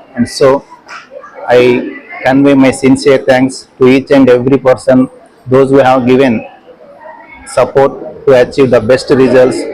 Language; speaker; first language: English; non-native, local second language; Telugu